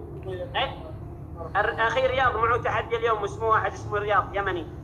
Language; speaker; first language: Arabic; native; Arabic